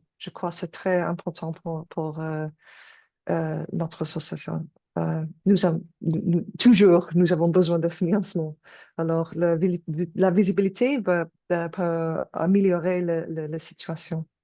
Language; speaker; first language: French; non-native, learner; English